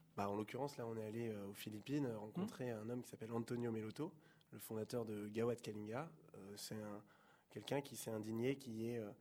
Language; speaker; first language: French; native; French